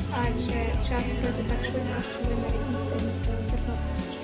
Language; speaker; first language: Ukrainian; native; Ukrainian